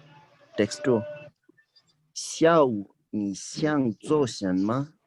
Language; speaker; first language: Chinese; non-native, fluent; Urdu